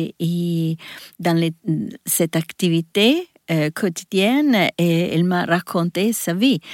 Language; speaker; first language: French; non-native, learner; Italian